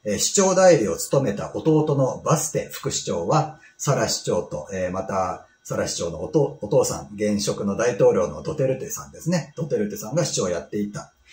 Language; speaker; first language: Japanese; native; Japanese